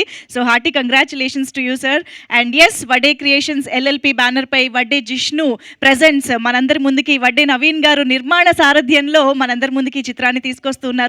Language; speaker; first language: Telugu; native; Telugu